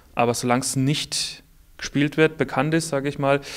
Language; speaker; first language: German; native; German